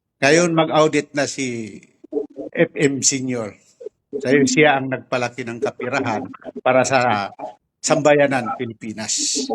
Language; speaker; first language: Filipino; non-native, local second language; Tausug